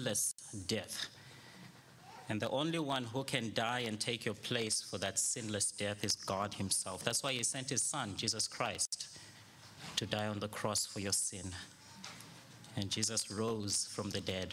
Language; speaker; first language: English; non-native, local second language; Shona